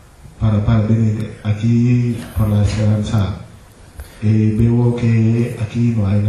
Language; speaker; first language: Spanish; non-native, learner; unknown